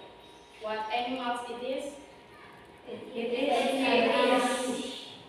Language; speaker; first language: English; non-native, learner; Indonesian